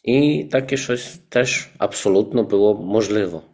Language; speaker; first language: Ukrainian; non-native, fluent; Polish